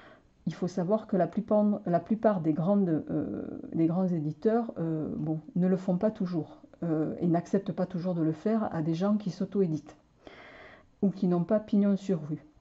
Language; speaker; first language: French; native; French